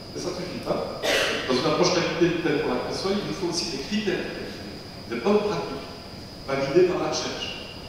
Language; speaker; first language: French; native; French